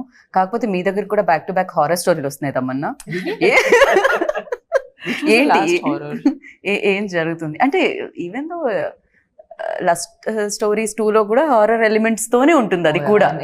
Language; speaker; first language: Telugu; native; Telugu